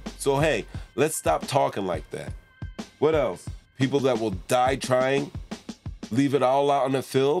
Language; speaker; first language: English; native; English